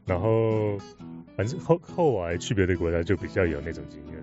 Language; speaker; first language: Chinese; early bilingual, heritage; Chinese